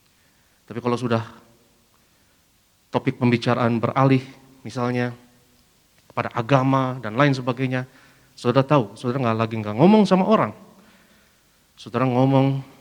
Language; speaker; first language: Indonesian; native; Indonesian